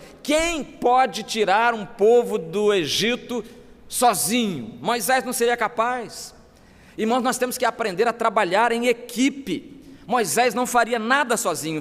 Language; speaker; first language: Portuguese; native; Portuguese